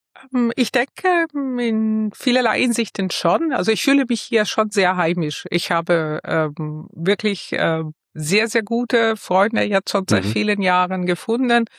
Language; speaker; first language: German; non-native, fluent; Italian